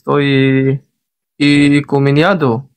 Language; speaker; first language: Spanish; non-native, learner; Arabic